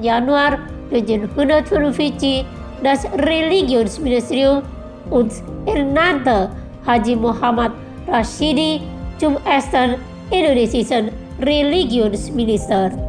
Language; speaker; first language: German; non-native, fluent; Indonesian